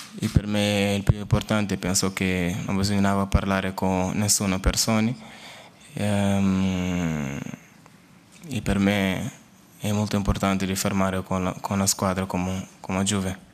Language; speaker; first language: Italian; non-native, learner; Portuguese